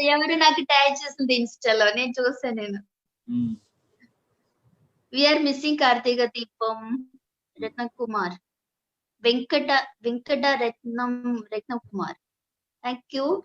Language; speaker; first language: Telugu; non-native, learner; Malayalam